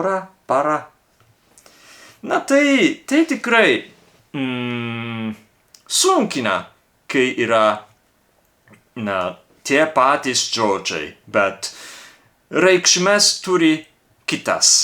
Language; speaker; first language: Lithuanian; non-native, fluent; Japanese